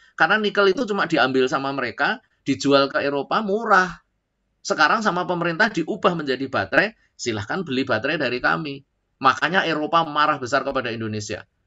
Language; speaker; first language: Indonesian; native; Indonesian